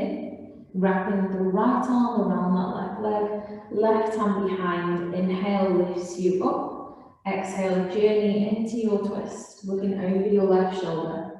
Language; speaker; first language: English; native; English